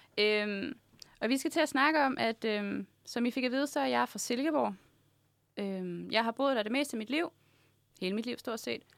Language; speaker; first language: Danish; native; Danish